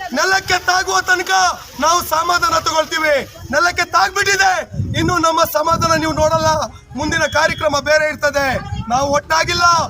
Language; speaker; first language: Kannada; non-native, local second language; Urdu